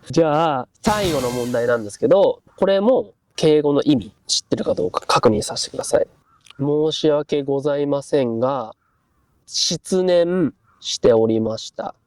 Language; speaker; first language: Japanese; native; Japanese